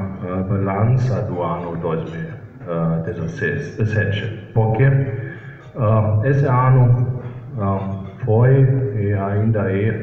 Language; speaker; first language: Portuguese; non-native, fluent; German